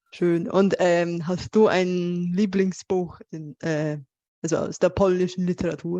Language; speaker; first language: German; non-native, fluent; Bulgarian